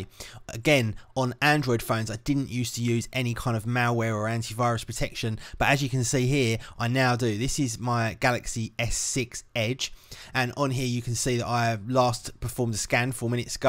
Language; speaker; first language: English; native; English